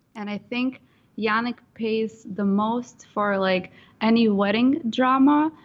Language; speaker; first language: English; non-native, fluent; Russian